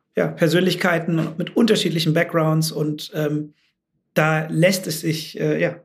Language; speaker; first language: German; native; German